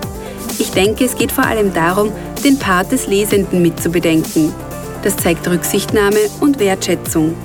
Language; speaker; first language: German; native; German